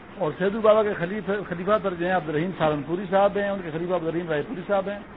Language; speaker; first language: Urdu; non-native, local second language; Pashto